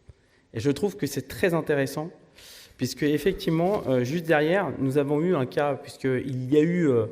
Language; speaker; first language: French; native; French